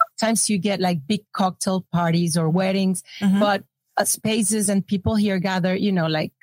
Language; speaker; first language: English; non-native, fluent; Spanish